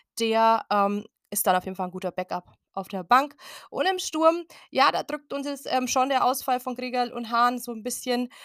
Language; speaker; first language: German; native; German